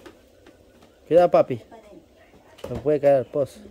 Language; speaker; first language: Spanish; native; Spanish